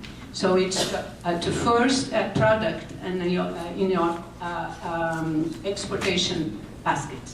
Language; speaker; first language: English; non-native, fluent; Portuguese